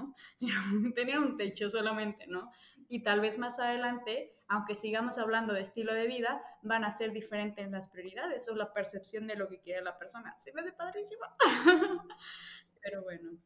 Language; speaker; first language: Spanish; native; Spanish